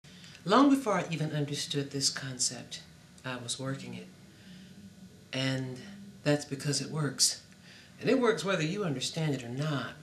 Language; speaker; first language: English; native; English